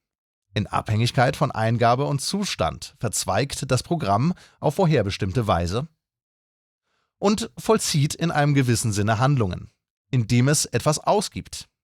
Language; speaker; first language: German; native; German